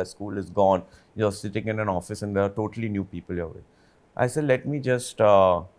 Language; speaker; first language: English; non-native, local second language; Hindi